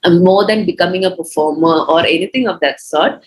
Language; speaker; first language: English; non-native, local second language; Malayalam